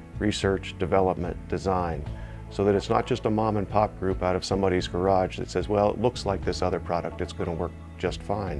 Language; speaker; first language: English; native; English